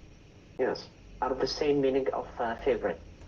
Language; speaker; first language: English; non-native, learner; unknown